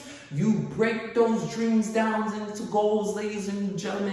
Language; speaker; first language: English; native; English